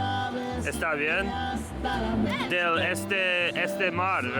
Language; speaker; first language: Spanish; non-native, learner; English